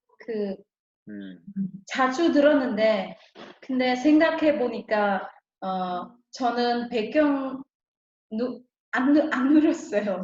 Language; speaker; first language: Korean; non-native, learner; Khmer